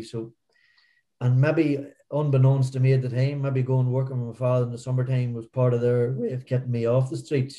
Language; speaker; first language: English; native; English